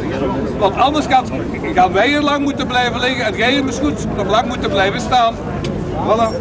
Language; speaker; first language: Dutch; native; Dutch